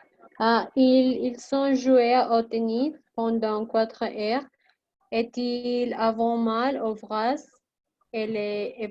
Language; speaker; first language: French; non-native, learner; Spanish